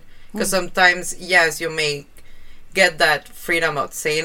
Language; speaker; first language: English; non-native, fluent; Spanish